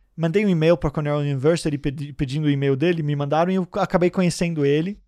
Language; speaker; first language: Portuguese; early bilingual, heritage; Danish